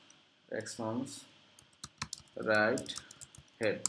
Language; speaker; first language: English; non-native, local second language; Bangla